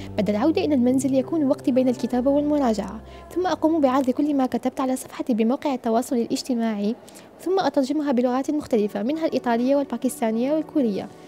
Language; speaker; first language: Arabic; native; Arabic